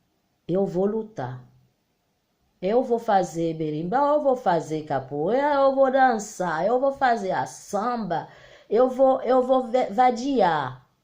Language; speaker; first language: Portuguese; non-native, learner; Haitian Creole